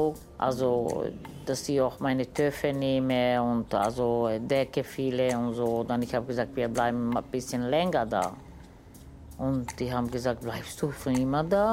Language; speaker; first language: German; non-native, learner; Romany